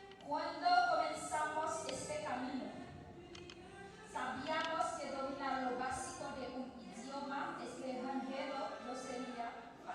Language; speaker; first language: Spanish; non-native, learner; French